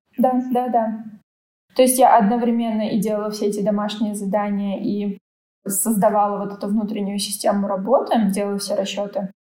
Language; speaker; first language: Russian; native; Russian